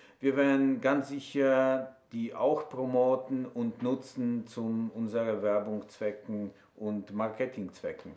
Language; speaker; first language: German; non-native, fluent; Polish